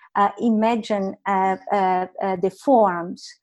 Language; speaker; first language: English; non-native, fluent; Portuguese